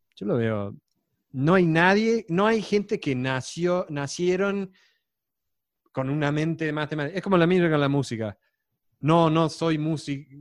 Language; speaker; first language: Spanish; non-native, fluent; English